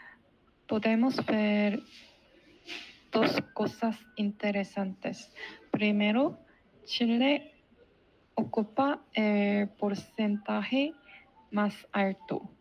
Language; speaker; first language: Spanish; non-native, learner; Korean